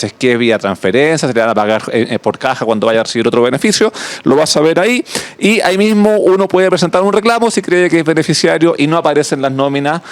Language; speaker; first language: Spanish; native; Spanish